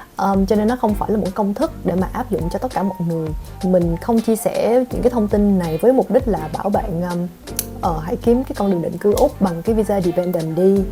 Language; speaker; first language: Vietnamese; native; Vietnamese